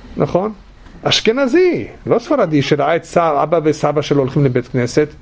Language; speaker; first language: Hebrew; non-native, fluent; English